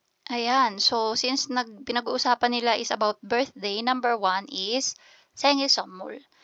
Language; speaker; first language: English; non-native, local second language; Filipino